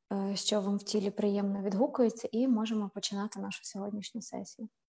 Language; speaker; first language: Ukrainian; native; Ukrainian